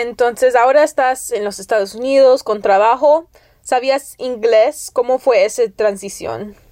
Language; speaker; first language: Spanish; early bilingual, heritage; English